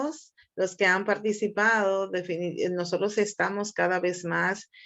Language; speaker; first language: Spanish; native; Spanish